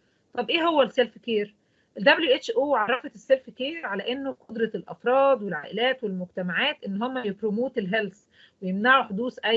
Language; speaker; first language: Arabic; native; Arabic